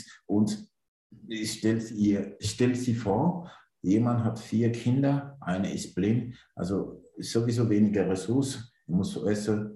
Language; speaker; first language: German; non-native, learner; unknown